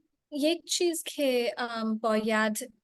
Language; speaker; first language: Persian; non-native, learner; English